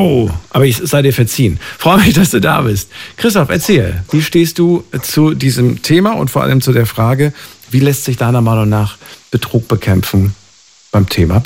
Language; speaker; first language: German; native; German